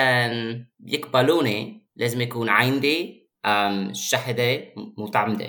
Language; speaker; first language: Arabic; non-native, fluent; English